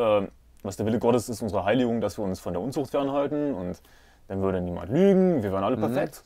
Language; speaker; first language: German; native; German